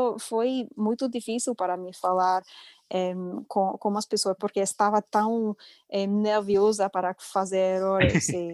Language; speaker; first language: Portuguese; non-native, fluent; English